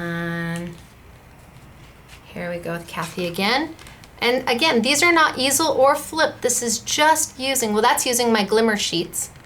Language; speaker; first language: English; native; English